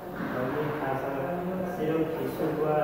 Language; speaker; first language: Korean; non-native, learner; Nepali